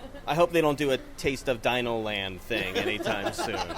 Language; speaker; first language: English; native; English